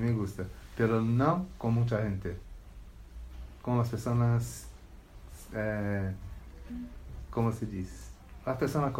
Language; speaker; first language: Spanish; non-native, learner; Portuguese